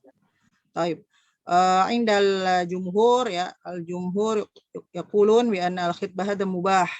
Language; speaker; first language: Arabic; non-native, fluent; Indonesian